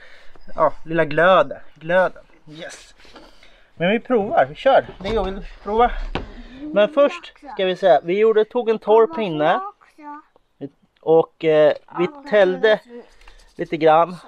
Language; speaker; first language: Swedish; non-native, fluent; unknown